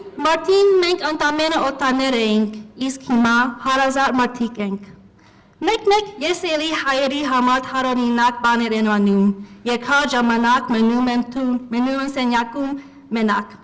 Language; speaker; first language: Armenian; non-native, learner; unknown